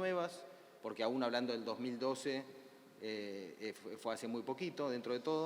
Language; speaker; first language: Spanish; native; Spanish